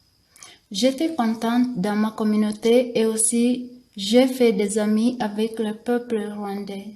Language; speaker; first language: French; non-native, local second language; Kinyarwanda